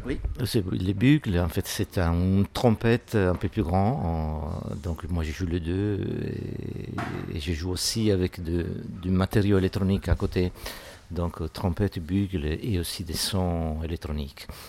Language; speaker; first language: French; non-native, fluent; Italian